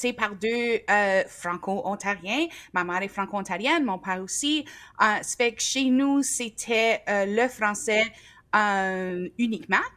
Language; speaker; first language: French; native; French